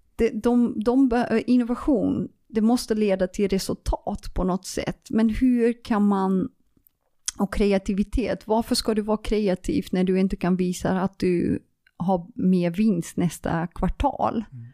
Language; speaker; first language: Swedish; non-native, fluent; Dutch